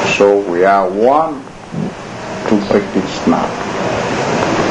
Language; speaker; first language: English; non-native, learner; Vietnamese